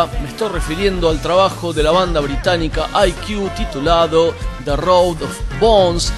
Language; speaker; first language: Spanish; native; Spanish